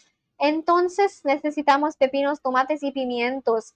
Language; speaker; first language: Spanish; non-native, learner; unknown